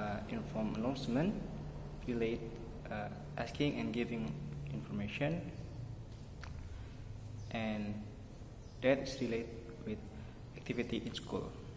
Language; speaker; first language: English; non-native, learner; Indonesian